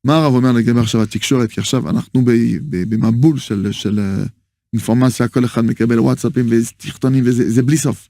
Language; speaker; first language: Hebrew; non-native, fluent; French